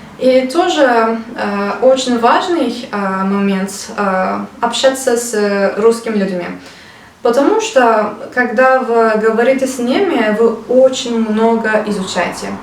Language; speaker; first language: Russian; non-native, learner; Turkish